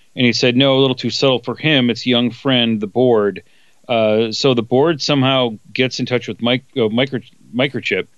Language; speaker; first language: English; native; English